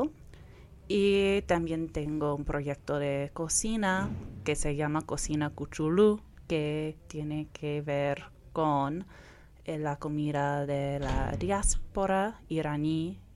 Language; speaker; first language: Spanish; non-native, fluent; English